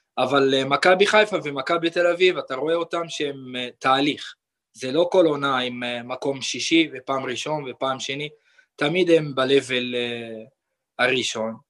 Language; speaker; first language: Hebrew; non-native, local second language; Arabic